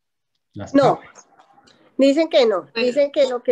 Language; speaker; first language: Spanish; native; Spanish